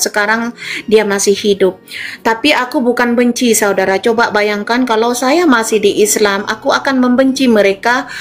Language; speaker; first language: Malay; non-native, local second language; Madurese